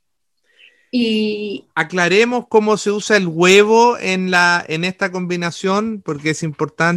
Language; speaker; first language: Spanish; native; Spanish